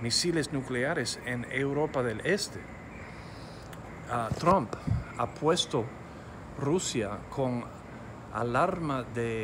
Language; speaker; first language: Spanish; non-native, fluent; English